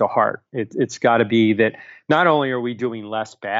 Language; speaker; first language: English; native; English